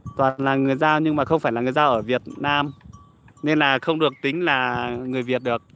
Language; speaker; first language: Vietnamese; non-native, local second language; Iu Mien